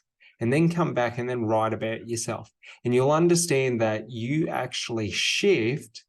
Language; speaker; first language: English; native; English